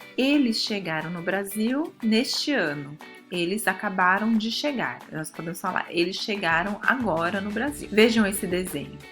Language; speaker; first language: Portuguese; early bilingual, other home language; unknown